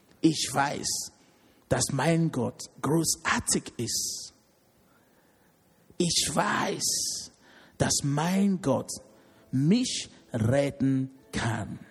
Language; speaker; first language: German; non-native, learner; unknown